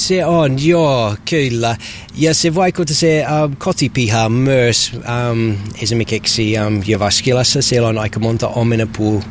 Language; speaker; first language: Finnish; non-native, learner; English